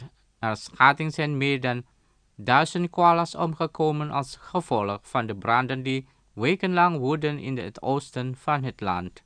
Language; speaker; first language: Dutch; non-native, fluent; Indonesian